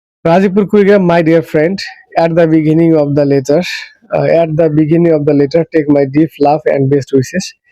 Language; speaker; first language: English; non-native, local second language; Bangla